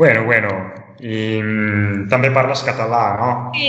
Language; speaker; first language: Catalan; non-native, fluent; Italian